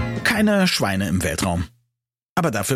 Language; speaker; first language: German; native; German